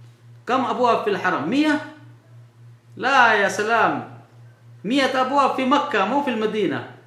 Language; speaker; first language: Arabic; non-native, fluent; Urdu